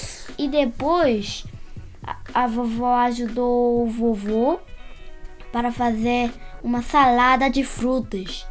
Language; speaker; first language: Portuguese; early bilingual, heritage; Portuguese